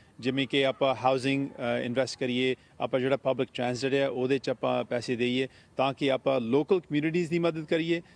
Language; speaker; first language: Punjabi; early bilingual, heritage; Punjabi